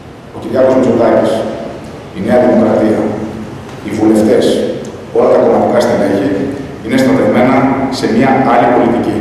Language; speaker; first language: Greek; native; Greek